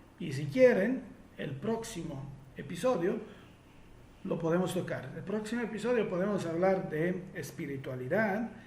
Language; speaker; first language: Spanish; non-native, fluent; Italian